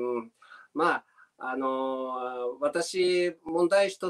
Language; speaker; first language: Japanese; non-native, learner; Russian